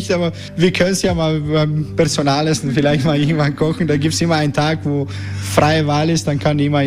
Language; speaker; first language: German; native; German